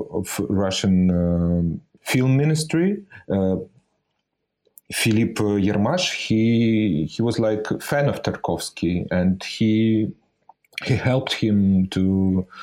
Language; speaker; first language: English; non-native, fluent; Russian